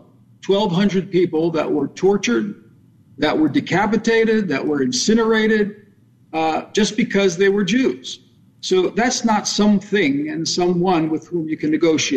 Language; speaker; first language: English; native; English